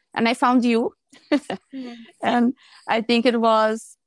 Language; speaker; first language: English; non-native, fluent; Portuguese